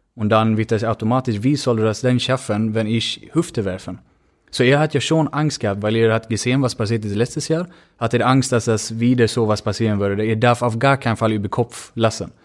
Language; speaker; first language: German; non-native, fluent; Swedish